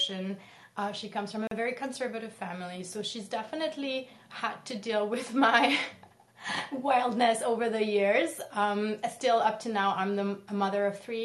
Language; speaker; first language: English; non-native, fluent; French